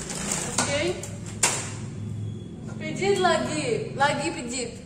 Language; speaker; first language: Indonesian; non-native, learner; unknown